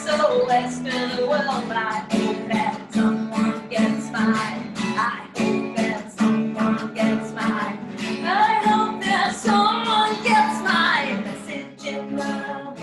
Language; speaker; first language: English; non-native, fluent; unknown